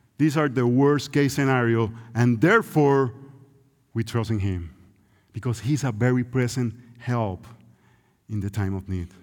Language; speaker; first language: English; non-native, local second language; Spanish